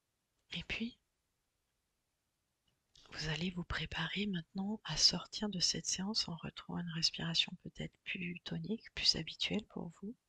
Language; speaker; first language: French; native; French